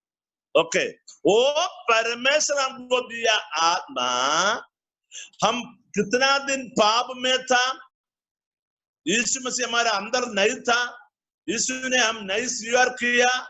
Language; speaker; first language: Hindi; non-native, learner; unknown